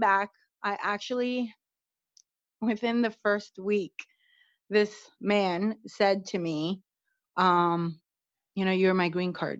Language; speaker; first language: English; native; English